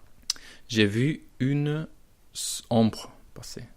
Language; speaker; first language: French; non-native, learner; Spanish